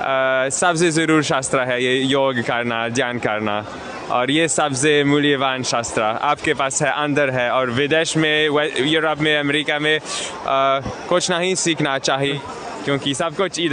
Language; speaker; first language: Hindi; non-native, learner; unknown